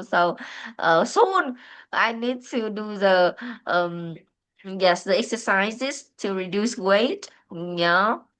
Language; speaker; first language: English; non-native, fluent; Vietnamese